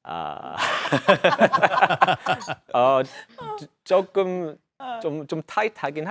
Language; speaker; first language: Korean; non-native, fluent; English